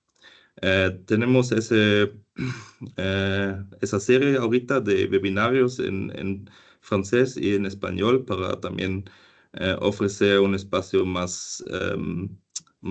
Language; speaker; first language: Spanish; non-native, fluent; German